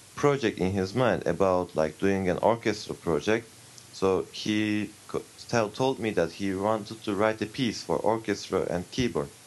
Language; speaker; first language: English; non-native, fluent; Turkish